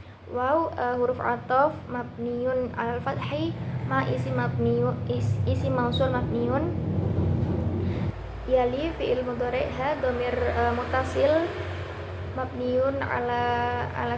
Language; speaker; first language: Arabic; non-native, learner; Indonesian